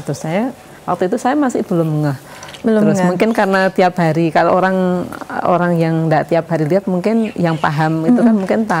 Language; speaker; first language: Indonesian; native; Indonesian